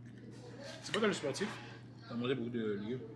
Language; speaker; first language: French; native; French